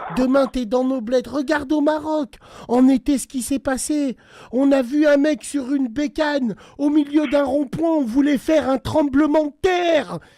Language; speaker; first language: French; early bilingual, other home language; Arabic